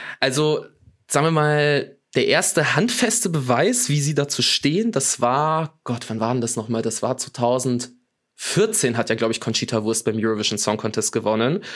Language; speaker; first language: German; early bilingual, other home language; Russian